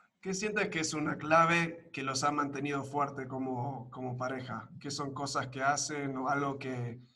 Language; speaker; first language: Spanish; early bilingual, other home language; English